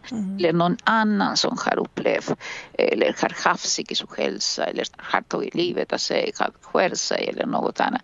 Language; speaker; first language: Swedish; non-native, fluent; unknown